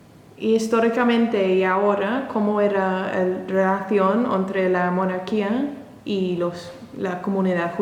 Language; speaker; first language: Spanish; non-native, learner; English